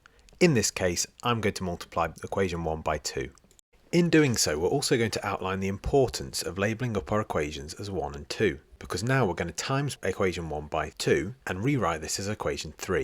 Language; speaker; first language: English; native; English